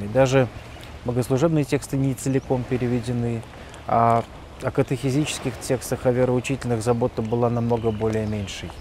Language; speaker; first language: Russian; native; Russian